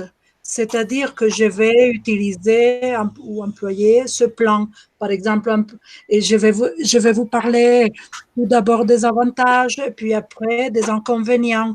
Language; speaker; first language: French; non-native, fluent; Spanish